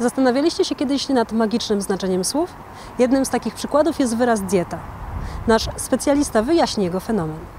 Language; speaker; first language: Polish; native; Polish